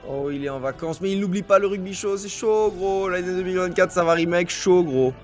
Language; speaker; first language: French; native; French